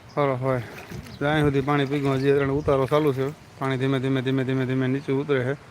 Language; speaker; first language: Gujarati; native; Gujarati